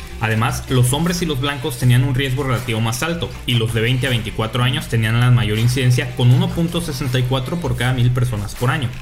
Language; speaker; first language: Spanish; native; Spanish